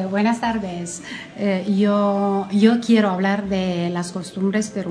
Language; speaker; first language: Spanish; non-native, fluent; Romanian